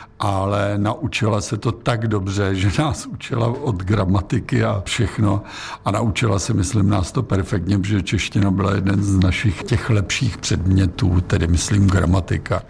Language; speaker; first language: Czech; native; Czech